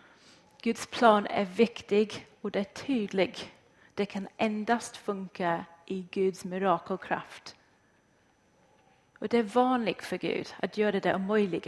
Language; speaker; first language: Swedish; non-native, fluent; English